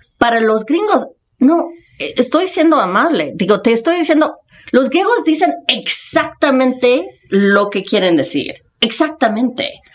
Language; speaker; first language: Spanish; non-native, fluent; English